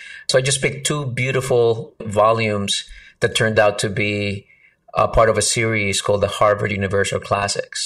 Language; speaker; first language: English; early bilingual, other home language; Spanish